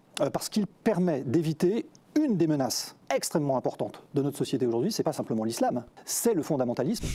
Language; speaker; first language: French; native; French